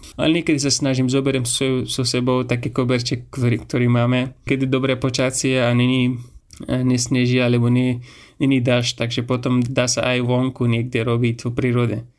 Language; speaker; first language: Slovak; non-native, fluent; Persian